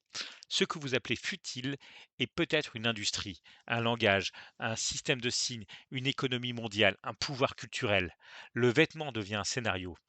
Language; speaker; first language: French; native; French